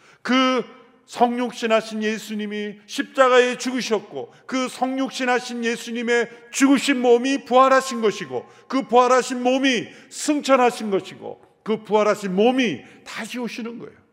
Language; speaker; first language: Korean; native; Korean